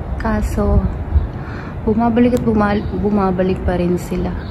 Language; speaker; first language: Filipino; native; Filipino